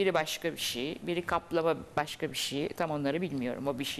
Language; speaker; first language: Turkish; native; Turkish